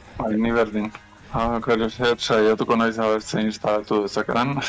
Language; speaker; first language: Basque; native; Basque